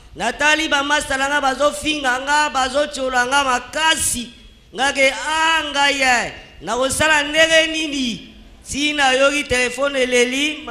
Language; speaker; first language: Lingala; non-native, local second language; Kituba (Democratic Republic of Congo)